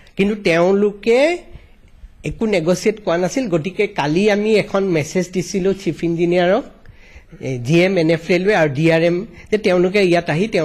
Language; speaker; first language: Assamese; non-native, local second language; Bangla